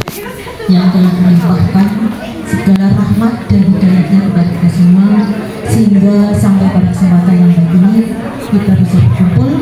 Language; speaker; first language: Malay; non-native, local second language; Javanese